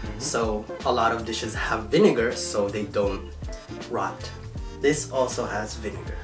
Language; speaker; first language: English; non-native, local second language; Filipino